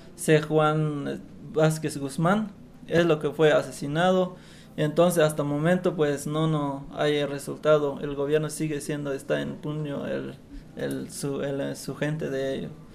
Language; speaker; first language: Spanish; non-native, local second language; Tzeltal